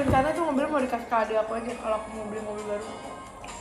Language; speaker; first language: Indonesian; native; Indonesian